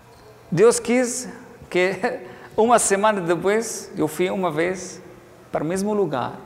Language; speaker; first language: Portuguese; non-native, learner; Arabic